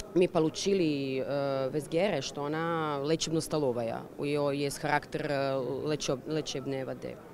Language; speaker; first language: Russian; non-native, fluent; Serbian